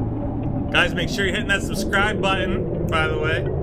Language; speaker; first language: English; native; English